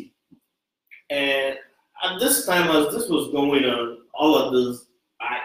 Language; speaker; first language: English; non-native, local second language; Igbo